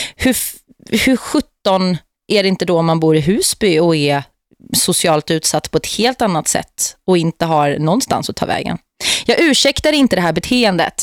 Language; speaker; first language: Swedish; native; Swedish